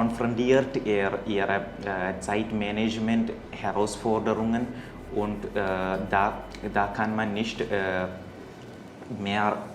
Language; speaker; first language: German; non-native, learner; Malayalam